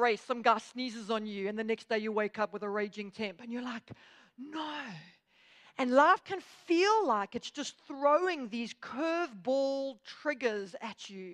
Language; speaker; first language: English; native; English